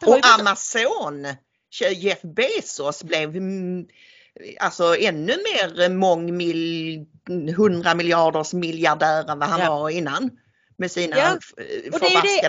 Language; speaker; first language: Swedish; native; Swedish